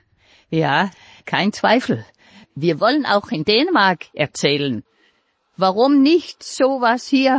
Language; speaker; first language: German; non-native, fluent; Danish